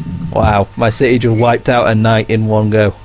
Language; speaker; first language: English; native; English